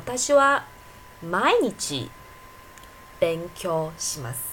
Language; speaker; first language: Japanese; non-native, fluent; Chinese